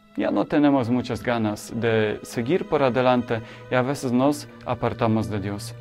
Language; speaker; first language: Spanish; non-native, fluent; Polish